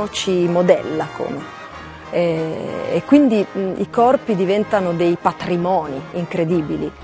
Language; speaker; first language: Italian; native; Italian